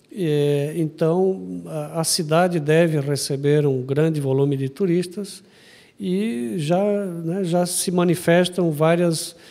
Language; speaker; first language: Portuguese; native; Portuguese